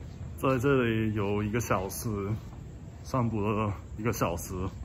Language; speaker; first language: Chinese; non-native, learner; English